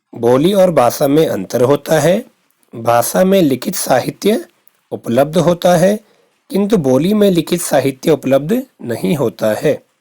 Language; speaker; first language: Hindi; non-native, local second language; Garhwali